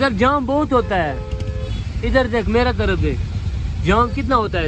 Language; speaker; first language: Hindi; non-native, local second language; Kashmiri